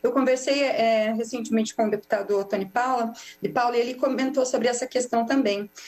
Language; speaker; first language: Portuguese; native; Portuguese